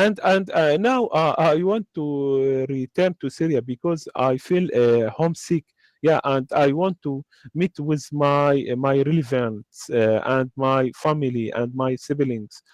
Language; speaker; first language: English; non-native, learner; Arabic